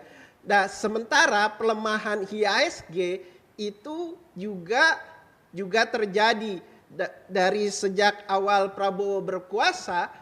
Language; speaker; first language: Indonesian; native; Indonesian